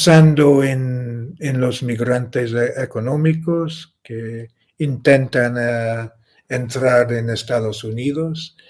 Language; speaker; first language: Spanish; non-native, fluent; English